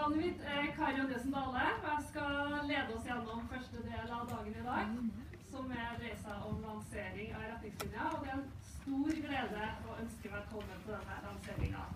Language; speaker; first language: Norwegian; native; Norwegian